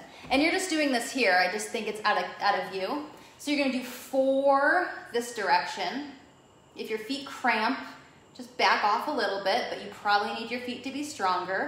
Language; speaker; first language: English; native; English